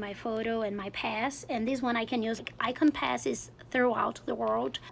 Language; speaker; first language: English; non-native, fluent; Portuguese